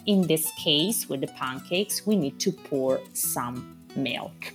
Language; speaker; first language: English; non-native, fluent; Italian